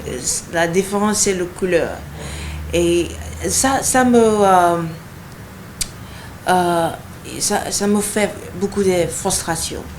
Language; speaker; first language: French; non-native, learner; Yoruba